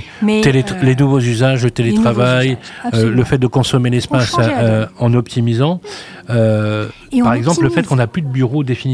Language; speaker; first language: French; native; French